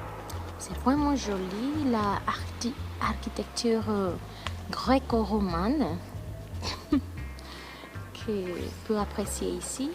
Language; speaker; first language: French; non-native, learner; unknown